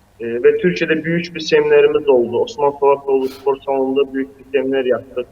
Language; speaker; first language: Turkish; non-native, fluent; Azerbaijani